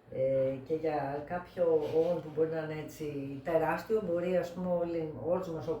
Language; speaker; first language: Greek; native; Greek